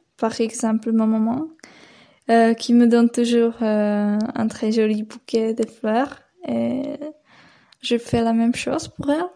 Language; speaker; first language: French; non-native, fluent; Czech